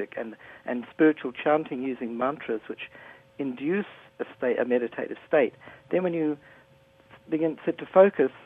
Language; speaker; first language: English; native; English